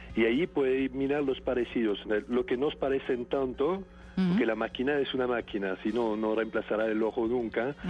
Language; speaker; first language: Spanish; non-native, fluent; French